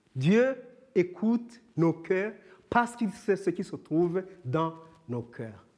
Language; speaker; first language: French; non-native, local second language; Kinyarwanda